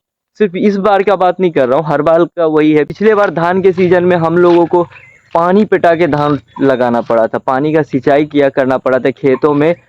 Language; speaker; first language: Hindi; native; Hindi